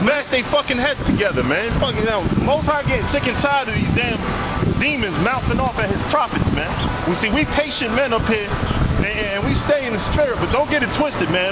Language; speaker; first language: English; early bilingual, other home language; Spanish